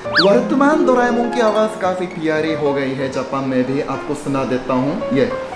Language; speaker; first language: Hindi; non-native, fluent; Japanese